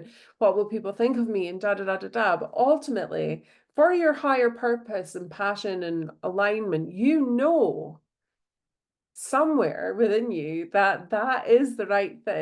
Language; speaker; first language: English; native; English